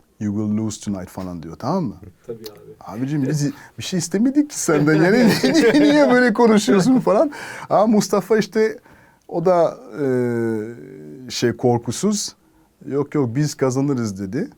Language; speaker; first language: Turkish; non-native, fluent; French